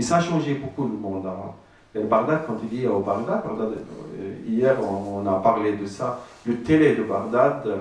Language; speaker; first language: French; non-native, learner; Arabic